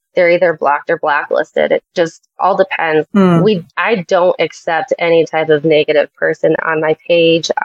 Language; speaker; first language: English; native; English